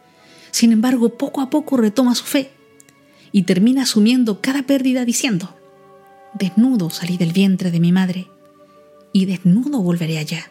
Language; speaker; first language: Spanish; native; Spanish